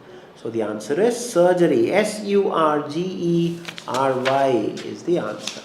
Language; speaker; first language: English; non-native, local second language; Malayalam